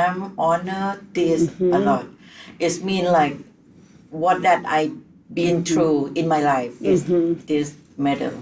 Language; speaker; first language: English; non-native, learner; Thai